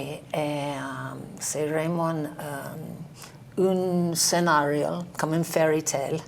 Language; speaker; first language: French; non-native, learner; English